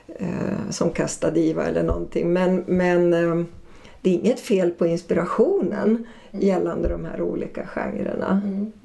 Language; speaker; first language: Swedish; native; Swedish